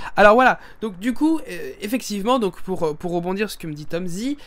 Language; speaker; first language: French; native; French